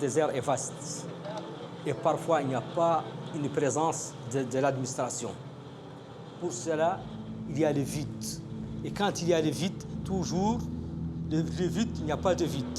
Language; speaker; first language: French; non-native, local second language; Arabic